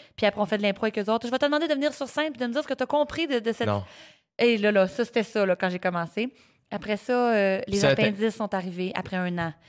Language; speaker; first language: French; native; French